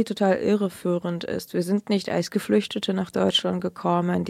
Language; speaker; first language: German; early bilingual, other home language; Russian